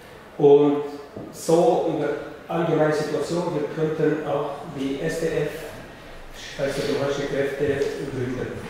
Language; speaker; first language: German; non-native, fluent; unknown